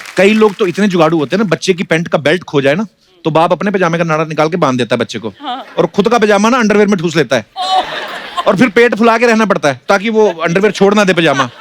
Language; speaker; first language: Hindi; non-native, local second language; Punjabi